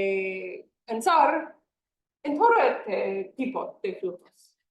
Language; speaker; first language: Spanish; non-native, fluent; English